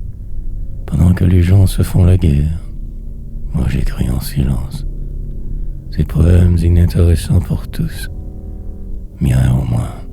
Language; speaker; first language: French; native; French